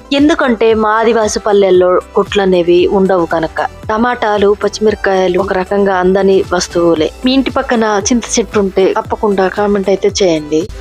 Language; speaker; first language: Telugu; non-native, local second language; Koya